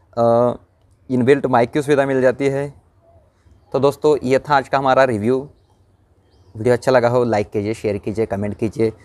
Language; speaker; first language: Hindi; non-native, local second language; Marathi